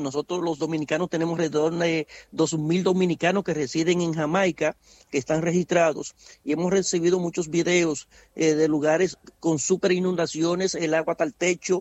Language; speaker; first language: Spanish; native; Spanish